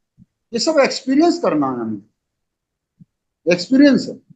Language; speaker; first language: Hindi; native; Hindi